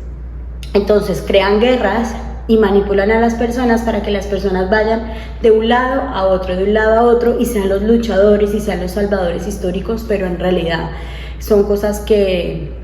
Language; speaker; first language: Spanish; native; Spanish